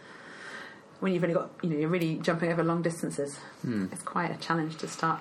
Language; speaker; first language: English; native; English